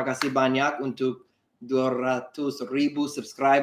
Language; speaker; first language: Indonesian; non-native, learner; English